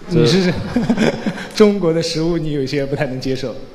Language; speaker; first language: Chinese; native; Chinese